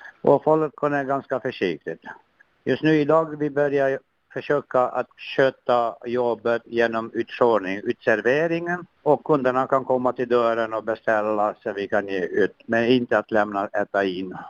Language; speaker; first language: Swedish; non-native, learner; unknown